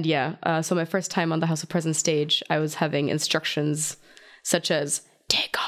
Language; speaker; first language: English; non-native, fluent; German